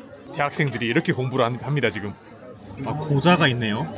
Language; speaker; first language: Korean; native; Korean